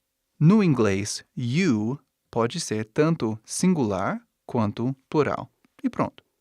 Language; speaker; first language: Portuguese; non-native, fluent; English